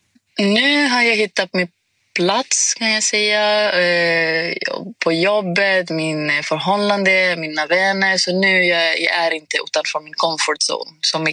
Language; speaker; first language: Swedish; non-native, fluent; Greek